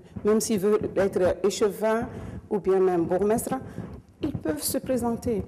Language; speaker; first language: French; non-native, local second language; Mossi